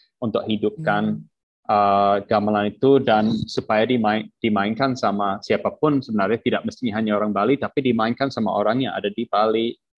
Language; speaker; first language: Indonesian; non-native, fluent; English